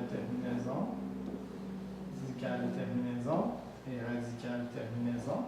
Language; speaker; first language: French; native; French